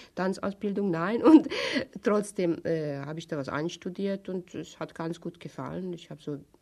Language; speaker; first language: German; non-native, fluent; Hungarian